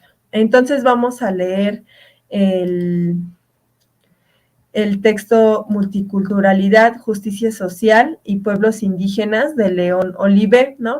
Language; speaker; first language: Spanish; native; Spanish